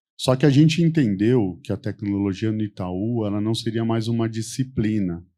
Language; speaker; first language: Portuguese; native; Portuguese